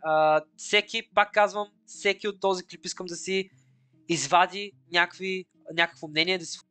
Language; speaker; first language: Bulgarian; native; Bulgarian